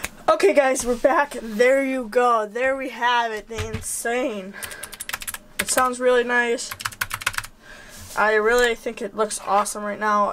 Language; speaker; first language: English; native; English